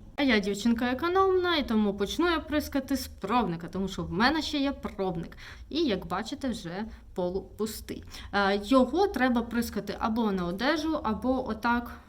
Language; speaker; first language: Ukrainian; non-native, local second language; Russian